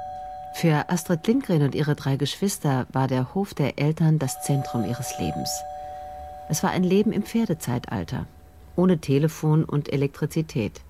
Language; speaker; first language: German; native; German